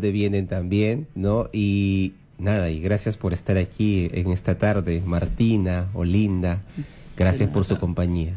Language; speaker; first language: Spanish; native; Spanish